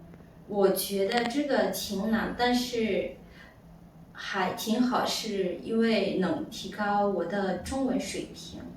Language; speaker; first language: Chinese; non-native, fluent; Malagasy